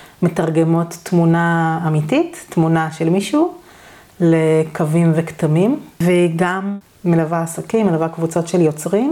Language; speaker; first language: Hebrew; native; Hebrew